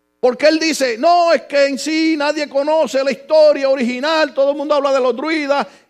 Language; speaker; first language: Spanish; native; Spanish